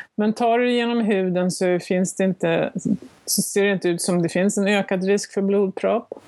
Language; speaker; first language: Swedish; native; Swedish